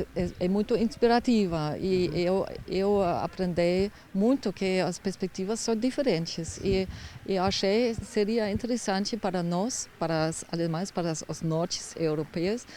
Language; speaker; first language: Portuguese; non-native, fluent; German